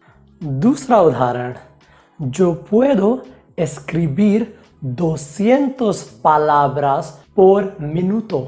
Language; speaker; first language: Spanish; non-native, fluent; Hindi